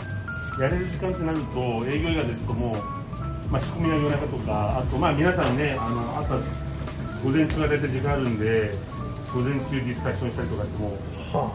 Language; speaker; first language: Japanese; native; Japanese